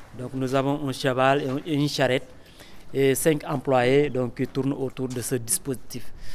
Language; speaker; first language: French; non-native, local second language; Wolof